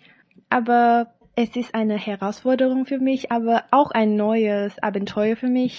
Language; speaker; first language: German; non-native, learner; Chinese